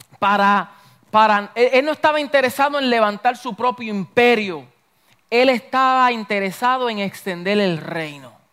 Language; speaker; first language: Spanish; early bilingual, heritage; Spanish